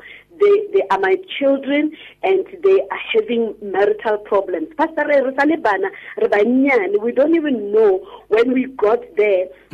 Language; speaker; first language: English; non-native, local second language; Tswana